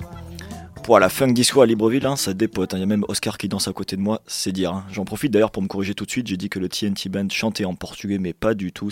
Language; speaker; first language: French; native; French